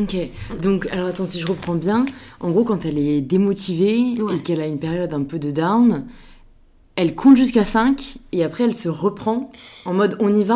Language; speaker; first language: French; native; French